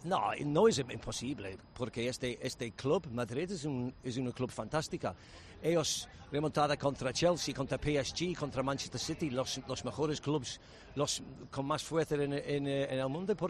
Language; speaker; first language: Spanish; non-native, learner; English